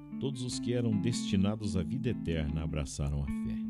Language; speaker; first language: Portuguese; native; Portuguese